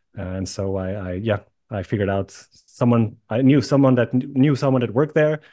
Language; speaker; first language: English; non-native, fluent; Portuguese